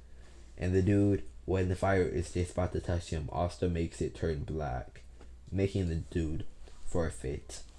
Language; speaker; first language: English; native; English